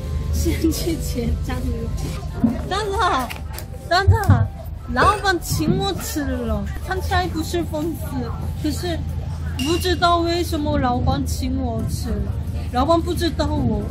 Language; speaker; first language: Chinese; non-native, learner; Korean